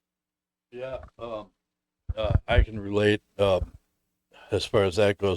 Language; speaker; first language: English; native; English